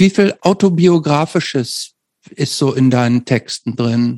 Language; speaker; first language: German; native; German